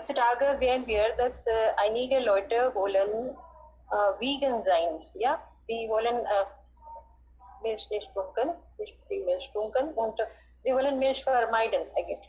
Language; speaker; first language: German; non-native, learner; Hindi